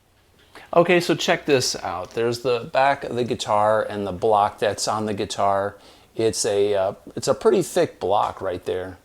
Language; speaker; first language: English; native; English